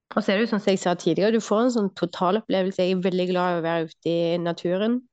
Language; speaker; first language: Norwegian; native; Norwegian